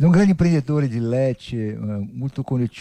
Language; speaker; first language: Italian; non-native, learner; Portuguese